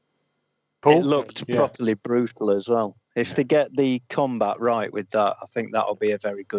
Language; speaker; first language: English; native; English